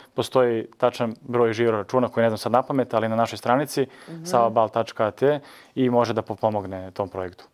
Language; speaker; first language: Bosnian; early bilingual, other home language; Serbian